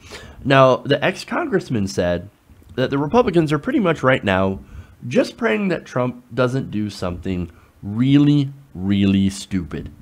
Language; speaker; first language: English; native; English